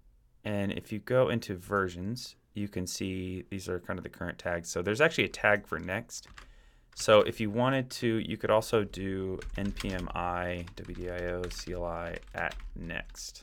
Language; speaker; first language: English; native; English